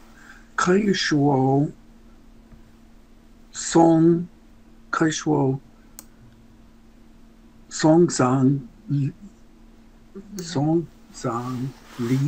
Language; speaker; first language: Chinese; non-native, learner; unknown